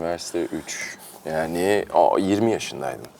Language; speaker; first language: Turkish; early bilingual, heritage; Turkish